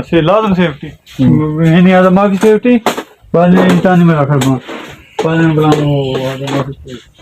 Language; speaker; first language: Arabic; non-native, learner; Hindi